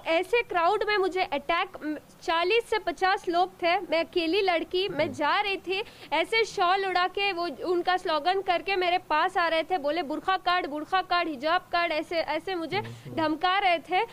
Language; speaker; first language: Hindi; non-native, local second language; Urdu